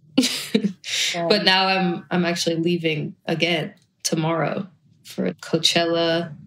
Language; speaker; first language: English; native; English